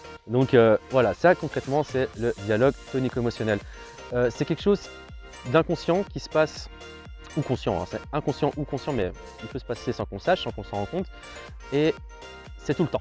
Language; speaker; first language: French; native; French